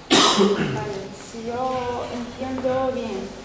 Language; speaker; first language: Spanish; non-native, learner; Arabic